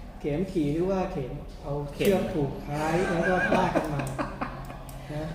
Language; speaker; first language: Thai; native; Thai